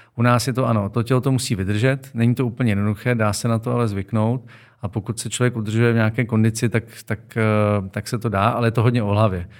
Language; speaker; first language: Czech; native; Czech